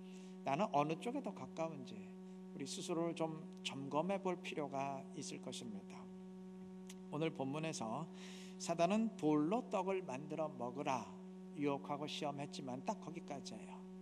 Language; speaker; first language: Korean; native; Korean